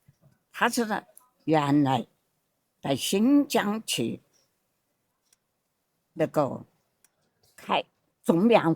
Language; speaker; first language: Chinese; native; Chinese